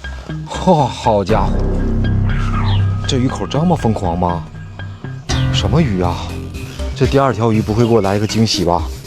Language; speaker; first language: Chinese; native; Chinese